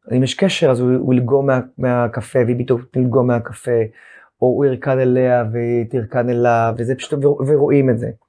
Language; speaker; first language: Hebrew; native; Hebrew